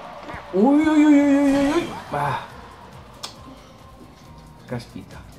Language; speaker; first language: Spanish; native; Spanish